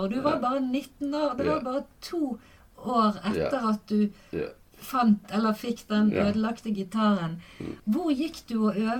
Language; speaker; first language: Norwegian; native; Norwegian